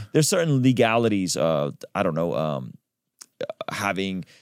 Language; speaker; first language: English; early bilingual, other home language; Armenian